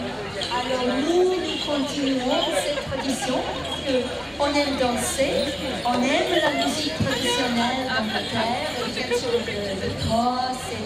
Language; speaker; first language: French; non-native, fluent; English